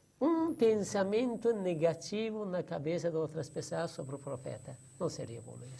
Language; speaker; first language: Portuguese; non-native, learner; Persian